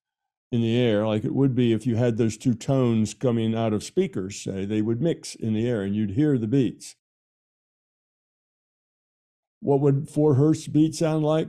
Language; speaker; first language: English; native; English